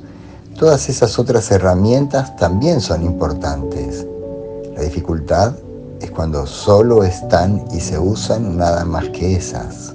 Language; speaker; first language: Spanish; native; Spanish